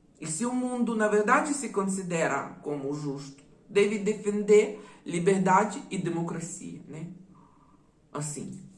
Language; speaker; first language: Portuguese; non-native, fluent; Russian